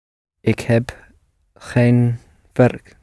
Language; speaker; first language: Dutch; non-native, learner; English